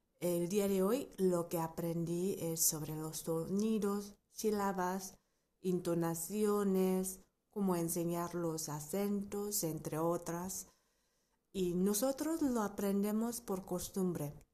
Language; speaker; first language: Spanish; non-native, fluent; Japanese